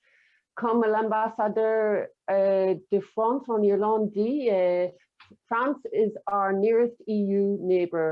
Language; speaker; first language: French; non-native, fluent; English